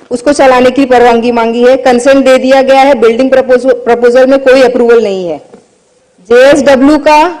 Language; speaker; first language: Hindi; native; Hindi